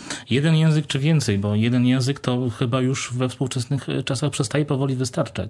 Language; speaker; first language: Polish; native; Polish